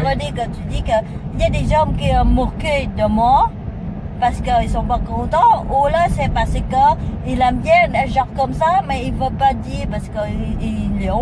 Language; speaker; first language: French; non-native, learner; Vietnamese